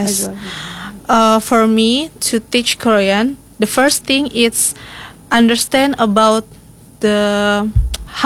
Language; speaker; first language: English; non-native, learner; Indonesian